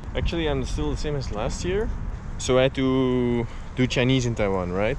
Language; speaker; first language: English; non-native, fluent; Dutch